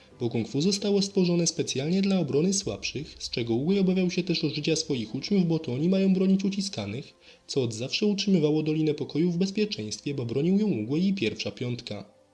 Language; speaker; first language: Polish; native; Polish